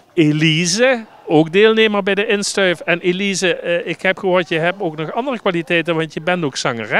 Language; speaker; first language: Dutch; native; Dutch